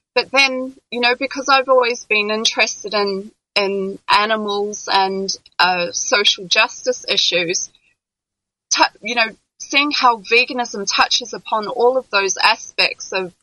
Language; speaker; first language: English; native; English